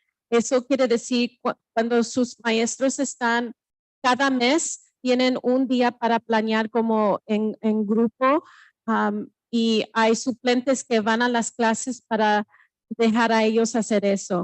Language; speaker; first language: Spanish; early bilingual, heritage; Spanish